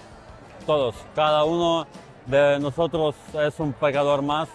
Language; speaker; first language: Spanish; non-native, fluent; Ukrainian